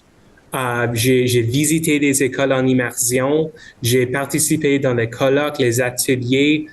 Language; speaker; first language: French; non-native, local second language; English